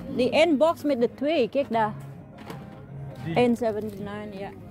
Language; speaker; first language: Dutch; non-native, learner; Indonesian